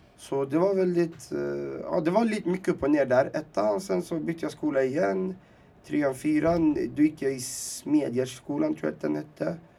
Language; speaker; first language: Swedish; early bilingual, other home language; Arabic